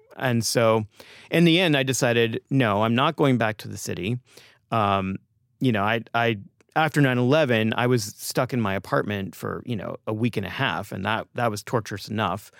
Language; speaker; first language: English; native; English